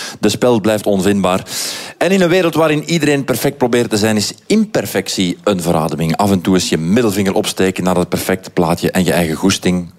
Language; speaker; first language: Dutch; native; Dutch